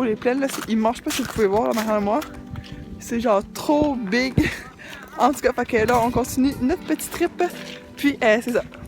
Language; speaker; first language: French; native; French